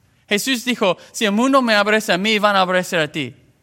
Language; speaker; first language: Spanish; non-native, fluent; English